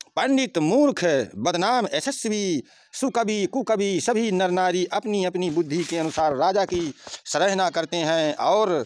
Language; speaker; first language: Hindi; native; Hindi